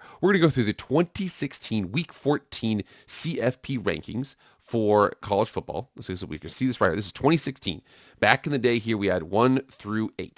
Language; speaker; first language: English; native; English